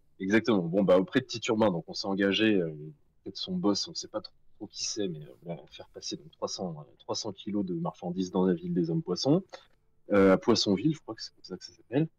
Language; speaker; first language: French; native; French